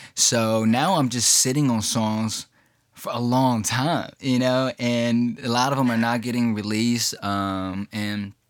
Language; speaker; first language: English; early bilingual, other home language; Chinese